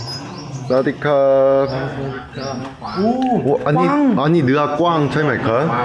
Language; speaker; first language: Thai; non-native, learner; Korean